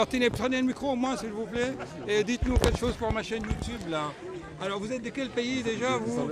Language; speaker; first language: French; non-native, fluent; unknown